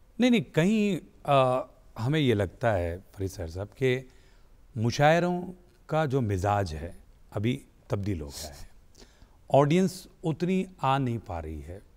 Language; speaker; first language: Urdu; native; Urdu